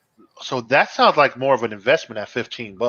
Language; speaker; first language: English; native; English